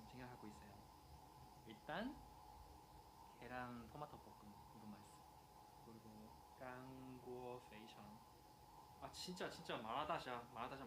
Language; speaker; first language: Korean; non-native, fluent; Chinese